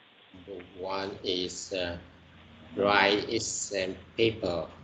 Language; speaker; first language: English; non-native, learner; Vietnamese